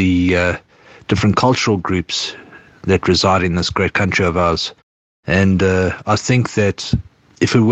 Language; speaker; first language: English; native; English